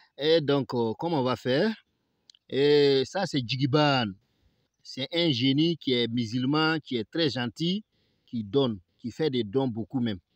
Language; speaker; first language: French; non-native, local second language; Bambara